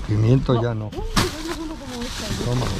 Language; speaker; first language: Spanish; native; Spanish